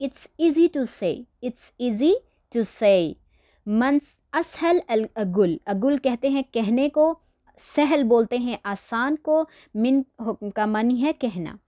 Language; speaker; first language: Urdu; native; Urdu